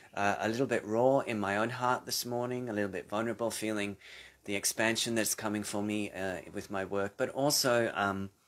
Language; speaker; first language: English; native; English